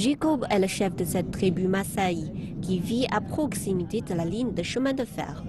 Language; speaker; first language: French; non-native, fluent; Chinese